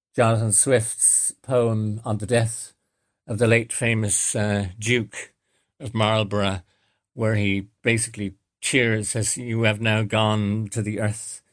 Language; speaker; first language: English; native; English